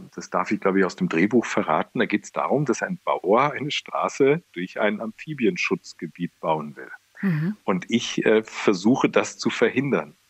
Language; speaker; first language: German; native; German